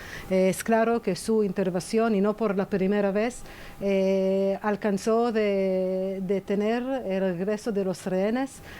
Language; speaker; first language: Spanish; non-native, fluent; Hebrew